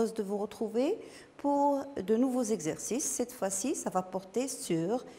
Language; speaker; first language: French; non-native, local second language; Arabic